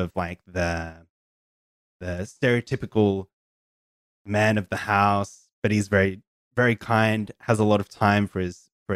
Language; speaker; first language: English; native; English